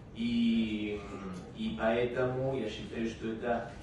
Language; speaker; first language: Russian; non-native, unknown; Spanish